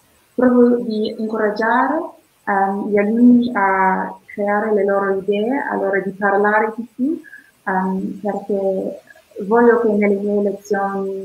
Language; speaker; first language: Italian; non-native, fluent; English